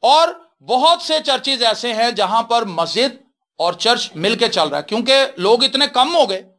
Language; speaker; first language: Urdu; non-native, local second language; Punjabi